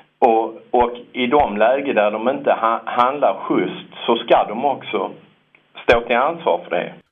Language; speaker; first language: Swedish; native; Swedish